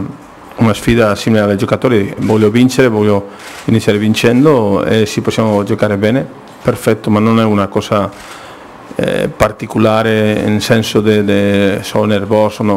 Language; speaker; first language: Italian; non-native, fluent; Spanish